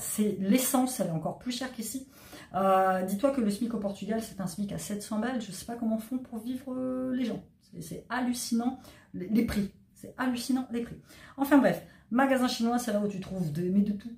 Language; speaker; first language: French; native; French